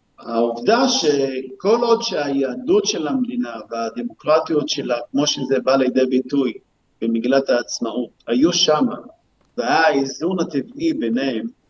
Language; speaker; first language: Hebrew; non-native, local second language; Arabic